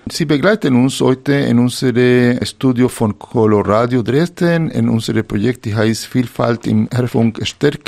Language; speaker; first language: German; non-native, fluent; Spanish